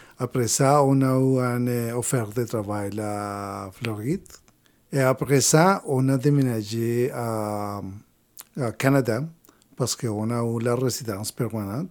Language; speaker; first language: French; non-native, learner; Spanish